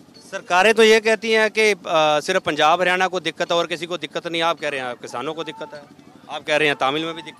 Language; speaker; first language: Hindi; non-native, local second language; Punjabi